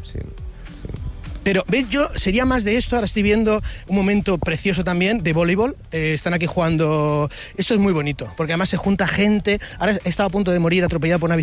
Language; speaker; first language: Spanish; native; Spanish